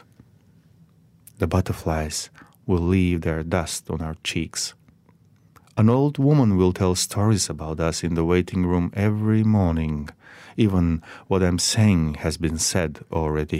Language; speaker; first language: English; non-native, fluent; Macedonian